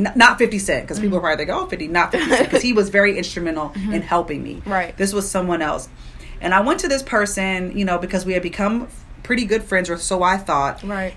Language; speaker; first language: English; native; English